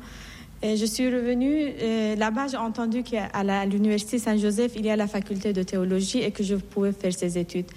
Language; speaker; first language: French; non-native, fluent; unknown